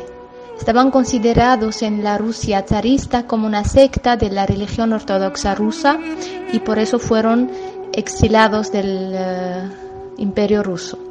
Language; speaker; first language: Spanish; non-native, fluent; Armenian